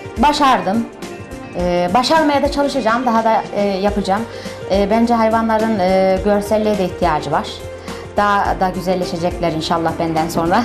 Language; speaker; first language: Turkish; early bilingual, heritage; Turkish